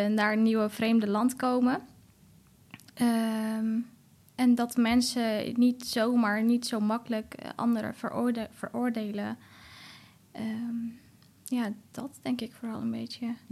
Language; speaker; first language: Dutch; early bilingual, other home language; Arabic